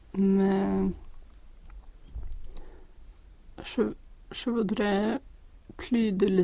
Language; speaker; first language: French; non-native, learner; Swedish